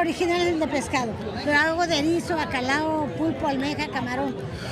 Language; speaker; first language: Spanish; native; Spanish